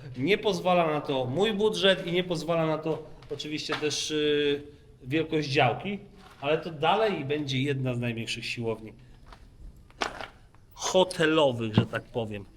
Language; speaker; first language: Polish; native; Polish